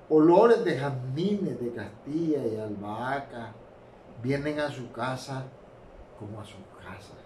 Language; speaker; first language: Spanish; native; Spanish